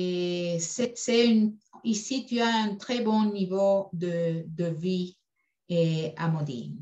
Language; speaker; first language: French; non-native, fluent; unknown